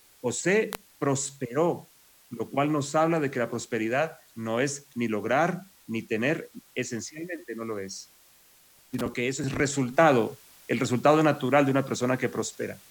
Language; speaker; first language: Spanish; native; Spanish